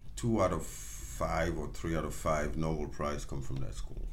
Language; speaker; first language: English; non-native, local second language; French